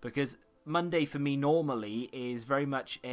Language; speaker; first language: English; native; English